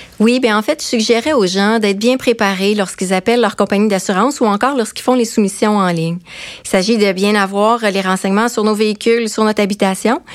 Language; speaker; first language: French; native; French